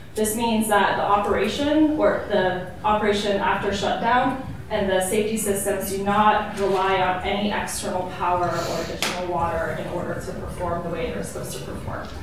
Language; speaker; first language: English; native; English